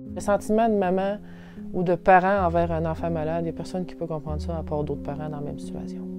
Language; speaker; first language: French; native; French